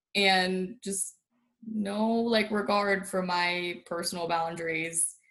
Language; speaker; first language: English; native; English